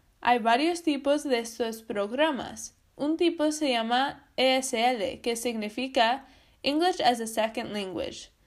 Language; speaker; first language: Spanish; non-native, fluent; English